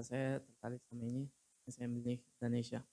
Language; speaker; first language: Indonesian; non-native, fluent; Uzbek